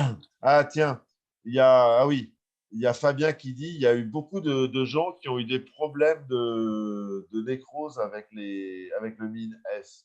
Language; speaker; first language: French; native; French